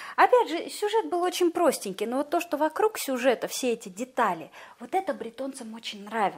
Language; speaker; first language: Russian; native; Russian